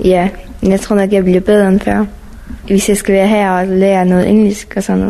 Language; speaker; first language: Danish; non-native, learner; Persian